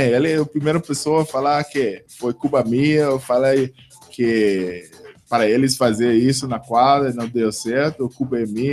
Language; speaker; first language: Portuguese; non-native, fluent; English